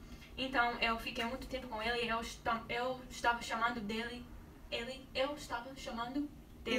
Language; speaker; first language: Portuguese; non-native, learner; English